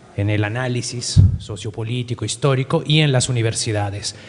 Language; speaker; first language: Spanish; native; Spanish